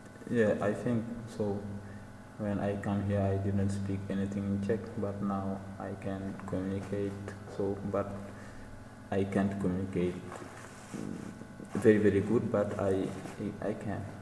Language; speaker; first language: English; non-native, learner; Wolof